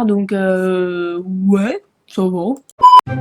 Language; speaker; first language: French; native; French